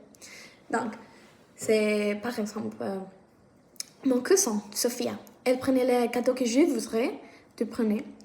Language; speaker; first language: French; non-native, learner; Spanish